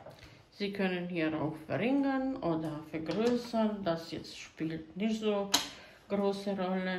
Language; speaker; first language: German; non-native, fluent; Croatian